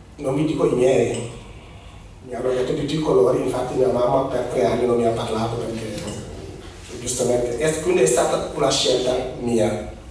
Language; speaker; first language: Italian; non-native, fluent; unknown